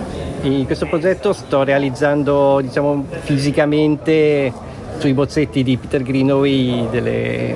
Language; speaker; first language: Italian; native; Italian